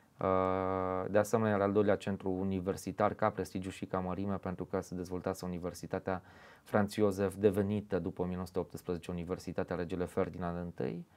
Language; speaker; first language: Romanian; native; Romanian